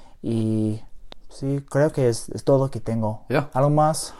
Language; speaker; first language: Spanish; non-native, learner; English